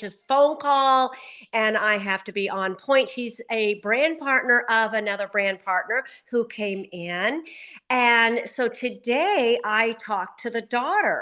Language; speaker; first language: English; native; English